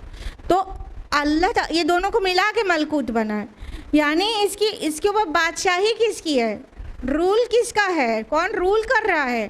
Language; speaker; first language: Urdu; native; Urdu